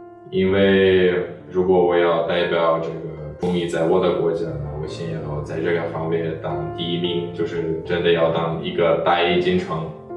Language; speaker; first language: Chinese; non-native, fluent; Russian